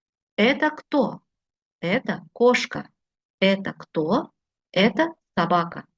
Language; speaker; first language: Russian; non-native, fluent; Uzbek